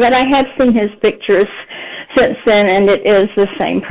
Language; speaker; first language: English; native; English